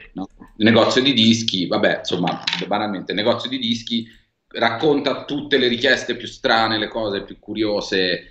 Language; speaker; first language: Italian; native; Italian